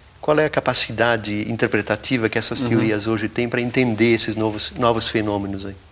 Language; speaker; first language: Portuguese; native; Portuguese